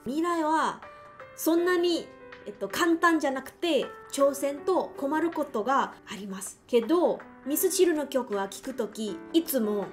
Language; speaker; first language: Japanese; non-native, learner; Chinese